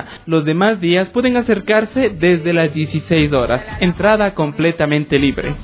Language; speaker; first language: Spanish; native; Spanish